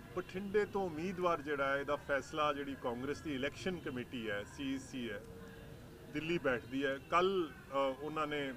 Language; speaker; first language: Punjabi; native; Punjabi